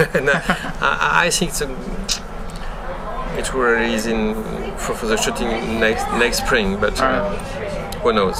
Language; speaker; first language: English; non-native, learner; French